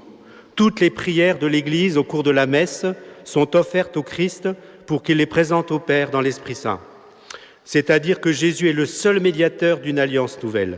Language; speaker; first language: French; native; French